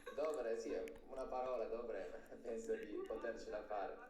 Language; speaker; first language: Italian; non-native, fluent; Ukrainian